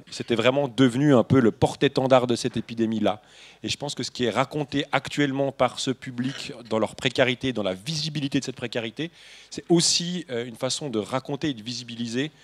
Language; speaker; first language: French; native; French